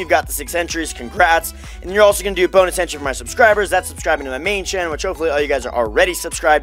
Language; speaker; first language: English; native; English